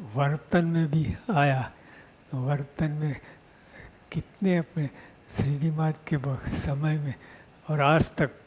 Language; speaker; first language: Hindi; non-native, local second language; Gujarati